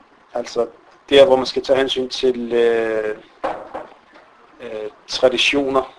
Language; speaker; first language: Danish; non-native, fluent; Arabic